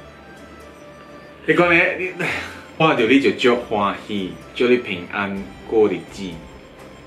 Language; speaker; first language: Chinese; native; Chinese